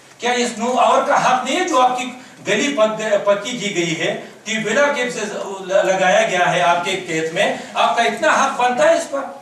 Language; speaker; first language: Urdu; non-native, local second language; Pashto